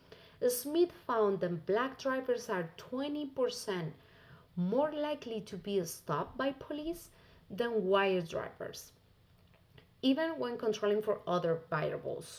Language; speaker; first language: English; non-native, fluent; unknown